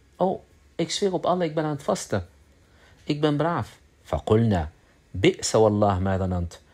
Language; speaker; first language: Dutch; early bilingual, other home language; Arabic